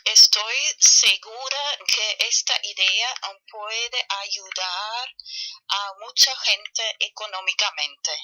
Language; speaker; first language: Spanish; non-native, fluent; German